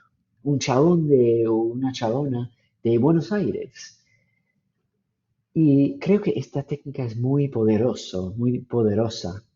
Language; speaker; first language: Spanish; non-native, fluent; English